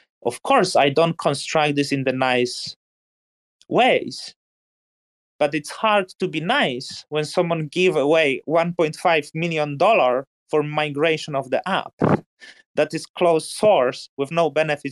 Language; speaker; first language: English; non-native, fluent; Polish